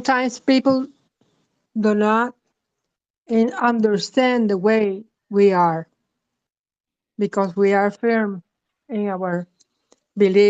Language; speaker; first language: English; non-native, fluent; Spanish